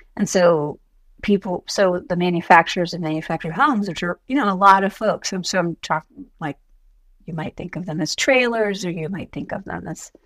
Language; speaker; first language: English; native; English